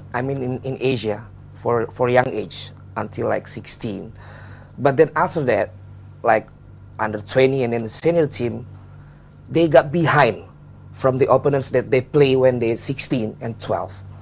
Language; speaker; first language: English; non-native, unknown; Indonesian